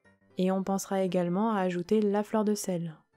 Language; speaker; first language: French; native; French